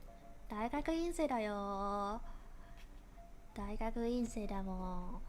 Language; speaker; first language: Japanese; non-native, learner; English